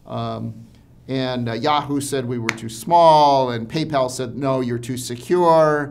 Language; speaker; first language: English; native; English